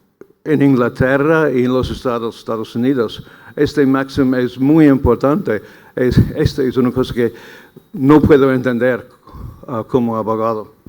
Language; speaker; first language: Spanish; non-native, learner; English